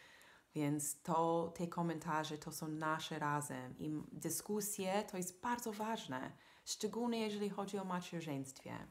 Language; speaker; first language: Polish; non-native, fluent; English